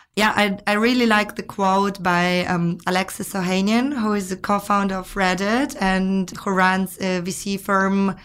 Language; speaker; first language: English; non-native, fluent; Ukrainian